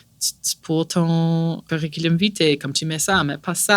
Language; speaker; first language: French; non-native, local second language; English